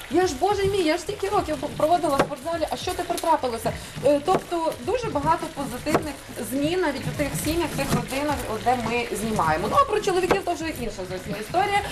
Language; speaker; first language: Ukrainian; native; Ukrainian